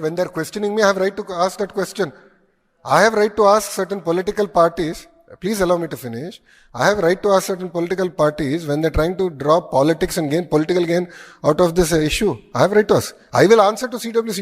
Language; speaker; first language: English; non-native, local second language; Telugu